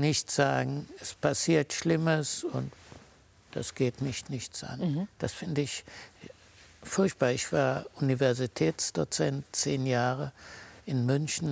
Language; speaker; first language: German; early bilingual, heritage; German